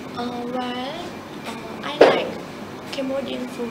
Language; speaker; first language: English; non-native, learner; Khmer